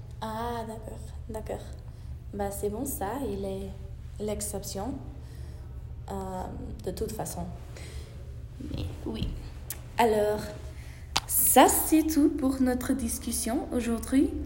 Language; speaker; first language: French; non-native, learner; English